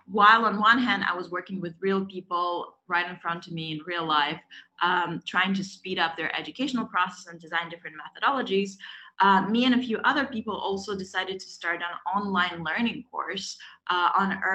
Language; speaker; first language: English; non-native, fluent; Russian